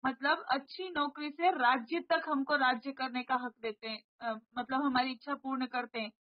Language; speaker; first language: Hindi; non-native, local second language; Marathi